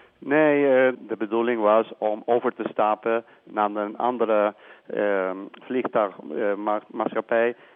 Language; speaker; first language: Dutch; non-native, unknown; Spanish